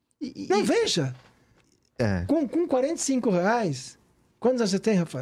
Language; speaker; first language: Portuguese; native; Portuguese